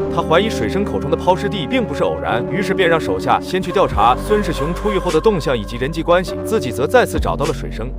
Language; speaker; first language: Chinese; native; Chinese